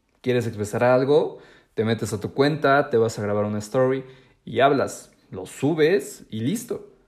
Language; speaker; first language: Spanish; native; Spanish